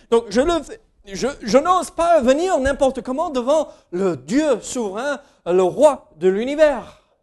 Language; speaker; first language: French; non-native, fluent; English